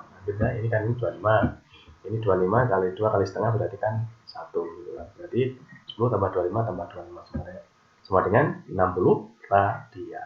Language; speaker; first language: Indonesian; native; Indonesian